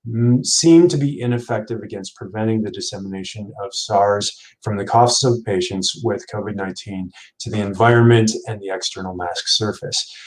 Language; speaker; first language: English; native; English